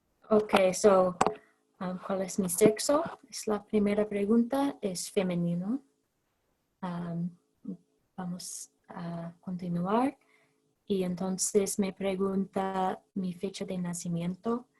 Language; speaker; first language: Spanish; non-native, fluent; English